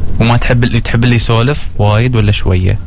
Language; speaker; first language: Arabic; native; Arabic